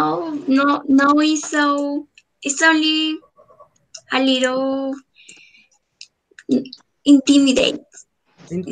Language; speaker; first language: English; non-native, learner; Spanish